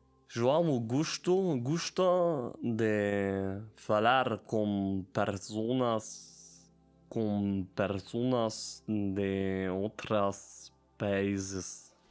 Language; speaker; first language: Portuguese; non-native, learner; German